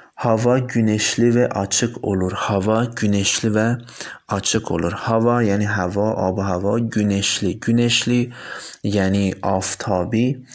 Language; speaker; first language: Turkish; non-native, fluent; Persian